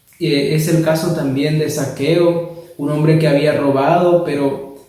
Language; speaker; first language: Spanish; native; Spanish